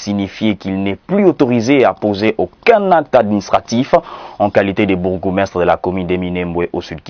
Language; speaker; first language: French; native; French